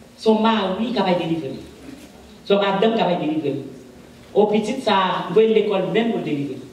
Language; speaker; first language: French; non-native, local second language; Haitian Creole